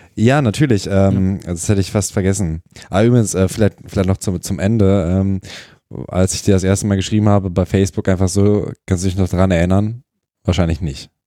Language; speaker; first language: German; native; German